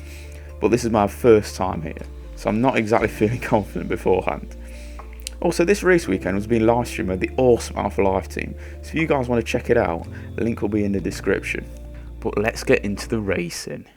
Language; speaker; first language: English; native; English